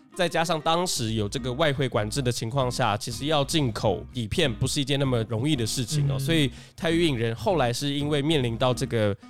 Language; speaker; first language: Chinese; non-native, local second language; Min Nan Chinese